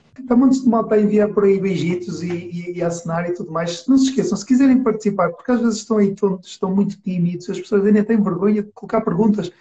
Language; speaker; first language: Portuguese; native; Portuguese